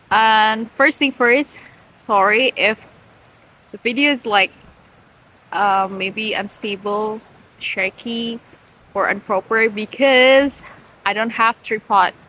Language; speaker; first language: English; non-native, learner; Indonesian